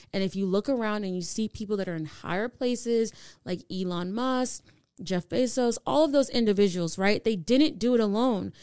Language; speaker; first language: English; native; English